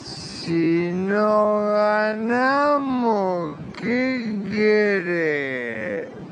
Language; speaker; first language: Spanish; native; Spanish